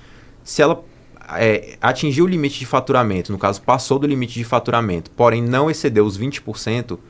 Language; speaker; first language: Portuguese; native; Portuguese